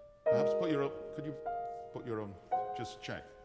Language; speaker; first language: English; native; English